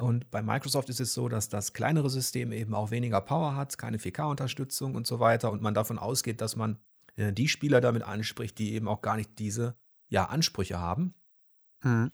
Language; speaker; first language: German; native; German